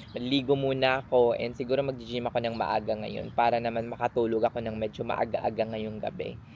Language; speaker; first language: Filipino; native; Filipino